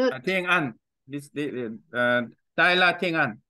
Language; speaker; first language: Vietnamese; non-native, learner; Korean